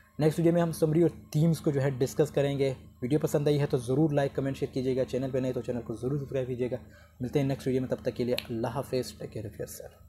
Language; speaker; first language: Urdu; native; Urdu